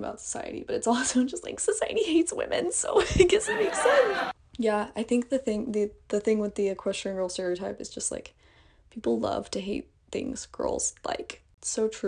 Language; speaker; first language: English; native; English